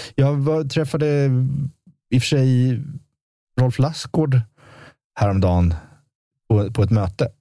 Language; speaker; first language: Swedish; native; Swedish